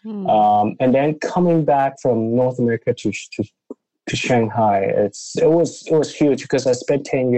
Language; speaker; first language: English; non-native, local second language; Cantonese